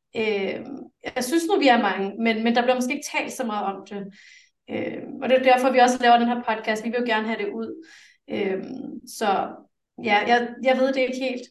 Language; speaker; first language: Danish; early bilingual, other home language; English